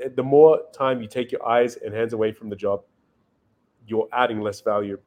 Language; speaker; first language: English; native; English